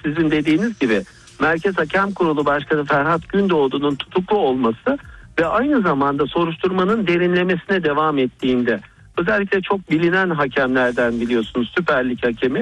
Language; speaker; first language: Turkish; native; Turkish